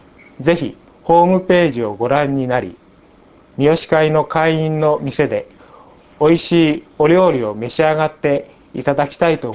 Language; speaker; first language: Japanese; native; Japanese